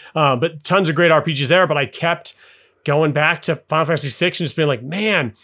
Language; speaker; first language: English; native; English